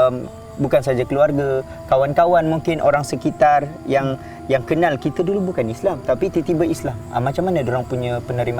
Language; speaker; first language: Malay; native; Malay